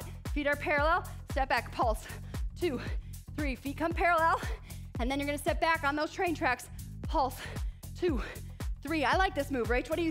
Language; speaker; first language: English; native; English